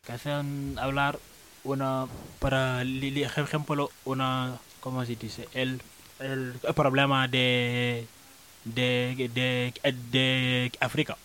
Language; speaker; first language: Spanish; non-native, learner; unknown